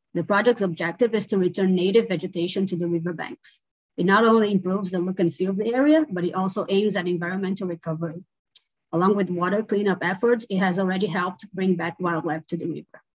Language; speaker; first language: English; non-native, fluent; Portuguese